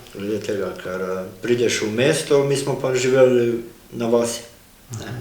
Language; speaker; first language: Slovenian; early bilingual, other home language; Bosnian